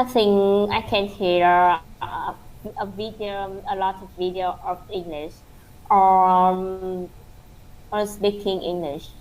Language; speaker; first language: English; non-native, learner; Vietnamese